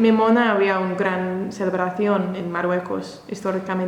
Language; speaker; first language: Spanish; non-native, learner; English